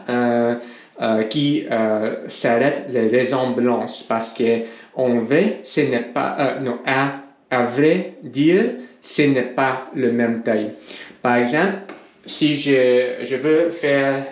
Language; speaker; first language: French; non-native, learner; English